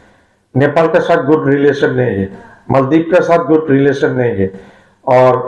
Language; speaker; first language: Hindi; non-native, fluent; Bangla